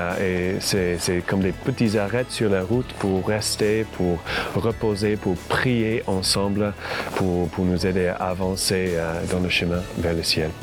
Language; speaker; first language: French; non-native, fluent; English